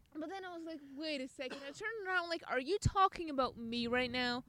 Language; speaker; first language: English; non-native, fluent; Russian